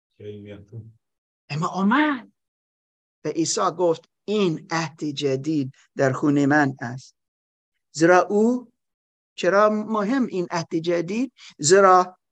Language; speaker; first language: Persian; non-native, learner; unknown